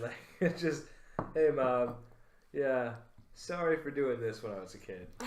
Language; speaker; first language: English; native; English